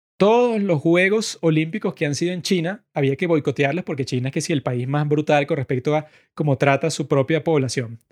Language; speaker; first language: Spanish; native; Spanish